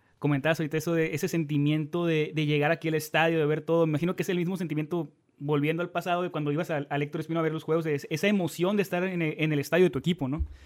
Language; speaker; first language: Spanish; native; Spanish